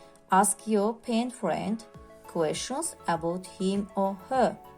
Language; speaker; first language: English; non-native, fluent; Azerbaijani